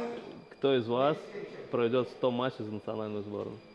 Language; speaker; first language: Russian; native; Russian